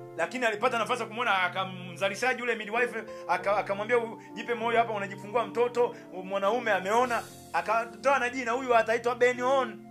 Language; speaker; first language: Swahili; native; Swahili